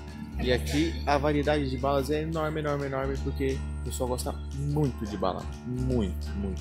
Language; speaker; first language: Portuguese; native; Portuguese